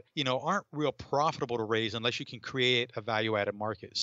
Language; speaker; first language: English; native; English